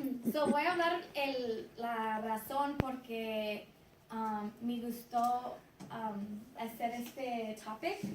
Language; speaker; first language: Spanish; early bilingual, heritage; Spanish